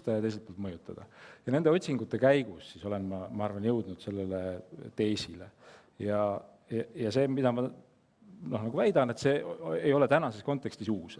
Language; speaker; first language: Estonian; native; Estonian